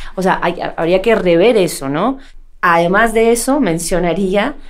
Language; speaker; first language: Spanish; native; Spanish